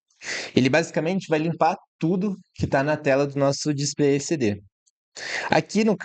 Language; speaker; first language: Portuguese; native; Portuguese